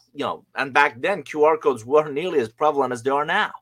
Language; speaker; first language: English; non-native, fluent; Persian